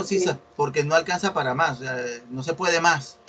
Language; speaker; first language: Spanish; native; Spanish